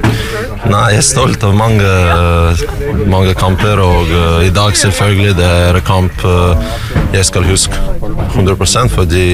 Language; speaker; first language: Norwegian; non-native, fluent; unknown